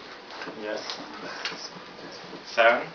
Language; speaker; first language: English; non-native, learner; Ukrainian